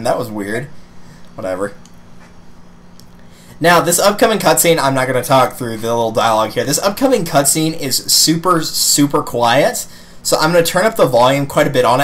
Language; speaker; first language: English; native; English